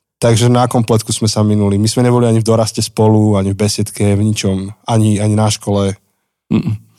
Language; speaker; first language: Slovak; native; Slovak